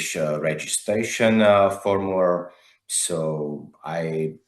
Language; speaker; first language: English; non-native, fluent; Slovak